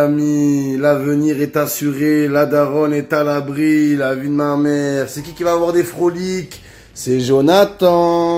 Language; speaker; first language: French; native; French